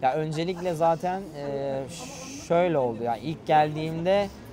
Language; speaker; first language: Turkish; native; Turkish